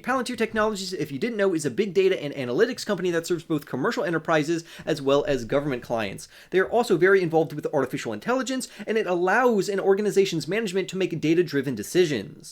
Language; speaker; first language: English; native; English